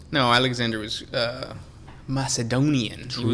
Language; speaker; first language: English; native; English